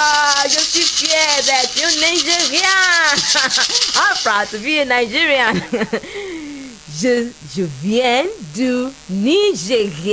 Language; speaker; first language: French; non-native, fluent; Yoruba